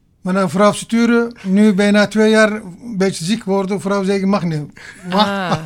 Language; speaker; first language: Dutch; non-native, learner; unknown